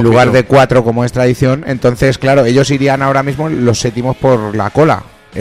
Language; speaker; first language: Spanish; native; Spanish